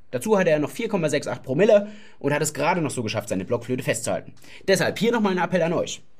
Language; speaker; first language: German; native; German